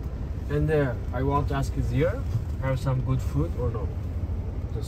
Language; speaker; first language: English; non-native, learner; Uyghur